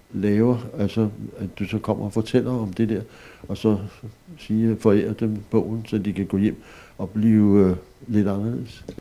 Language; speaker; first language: Danish; native; Danish